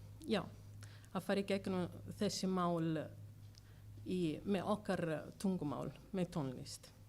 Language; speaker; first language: Icelandic; non-native, learner; Italian